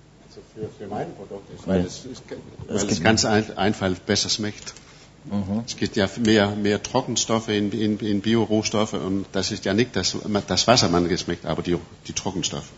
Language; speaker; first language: German; non-native, fluent; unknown